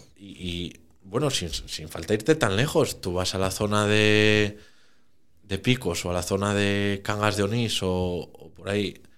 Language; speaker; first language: Spanish; native; Spanish